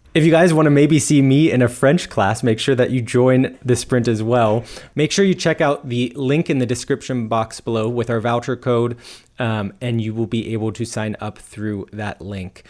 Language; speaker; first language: English; native; English